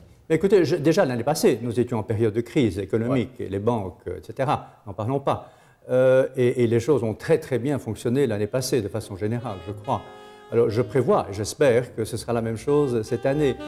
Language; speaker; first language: French; native; French